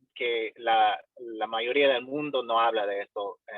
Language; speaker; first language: Spanish; non-native, fluent; English